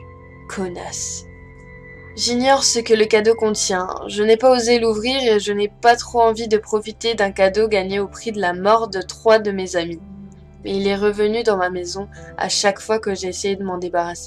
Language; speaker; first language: French; native; French